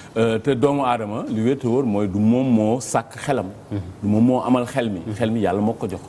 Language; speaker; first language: Wolof; native; Wolof